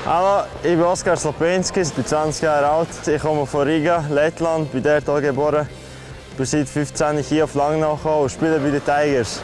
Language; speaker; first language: German; non-native, fluent; Latvian